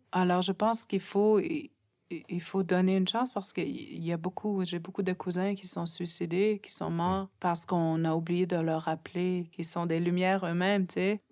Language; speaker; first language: French; non-native, local second language; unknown